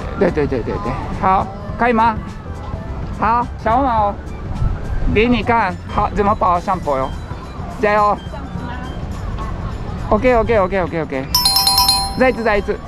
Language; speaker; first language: Chinese; non-native, learner; Japanese